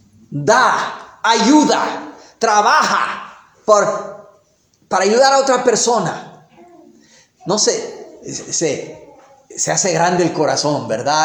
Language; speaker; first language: Spanish; non-native, fluent; English